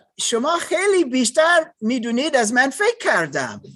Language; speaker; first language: Persian; non-native, learner; German